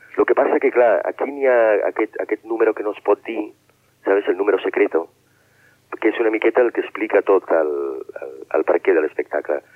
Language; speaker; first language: Catalan; non-native, local second language; Spanish